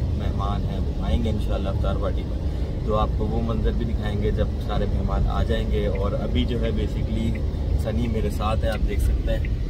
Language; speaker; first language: Hindi; native; Hindi